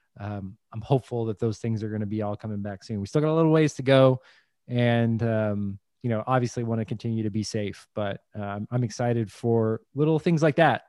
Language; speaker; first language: English; native; English